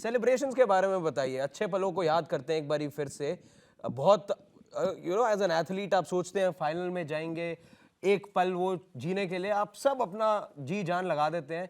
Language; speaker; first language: Hindi; native; Hindi